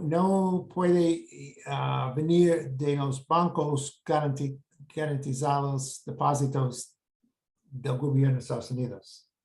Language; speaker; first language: Spanish; non-native, fluent; English